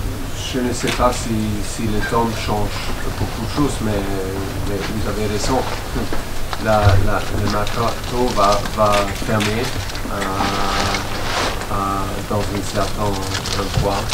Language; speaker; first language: French; non-native, learner; German